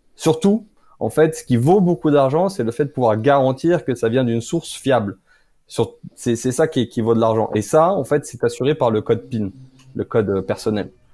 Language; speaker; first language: French; native; French